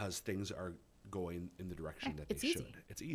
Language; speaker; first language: English; native; English